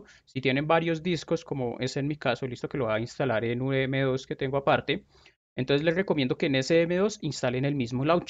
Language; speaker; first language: Spanish; native; Spanish